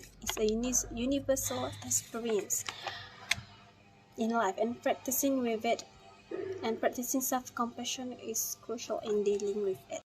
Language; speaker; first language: English; non-native, fluent; Malay